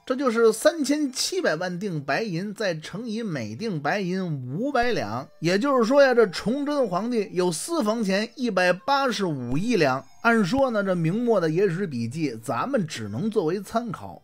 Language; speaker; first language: Chinese; native; Chinese